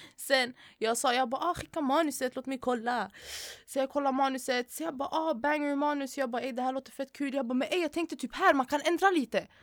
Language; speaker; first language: Swedish; early bilingual, other home language; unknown